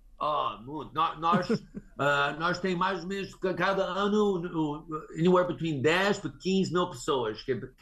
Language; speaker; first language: Portuguese; early bilingual, heritage; English